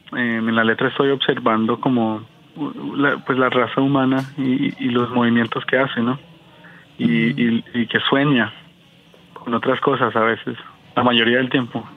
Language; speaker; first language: Spanish; early bilingual, heritage; Spanish